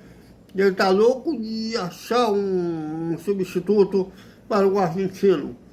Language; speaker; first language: Portuguese; native; Portuguese